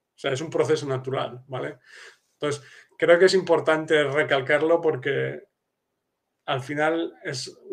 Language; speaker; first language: Spanish; native; Spanish